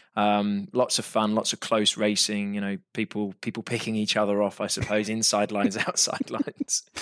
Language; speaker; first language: English; native; English